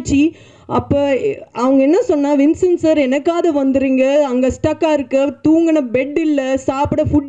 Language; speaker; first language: Tamil; non-native, fluent; Punjabi